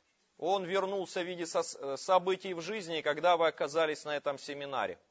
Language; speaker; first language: Russian; native; Russian